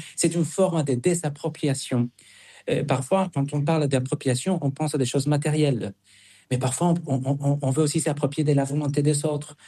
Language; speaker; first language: French; non-native, fluent; Spanish